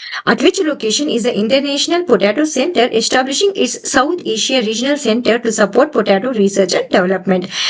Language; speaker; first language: English; non-native, local second language; Telugu